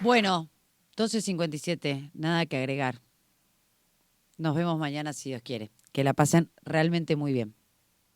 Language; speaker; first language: Spanish; native; Spanish